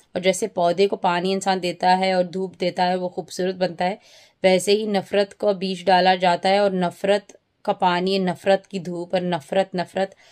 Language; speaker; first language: Urdu; early bilingual, heritage; Urdu